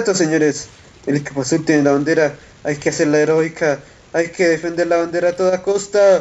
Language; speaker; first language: Spanish; native; Spanish